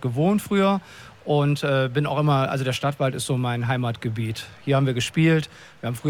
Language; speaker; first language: German; native; German